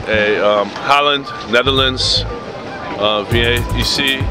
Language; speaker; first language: French; non-native, learner; English